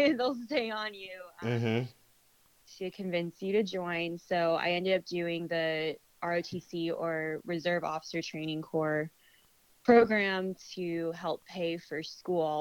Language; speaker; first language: English; native; English